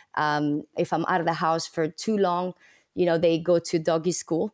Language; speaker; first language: English; early bilingual, other home language; Spanish